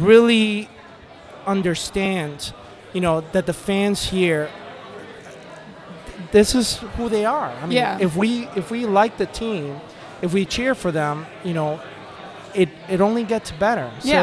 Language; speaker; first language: English; non-native, fluent; Spanish